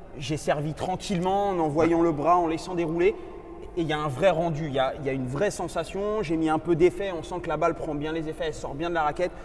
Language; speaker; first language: French; native; French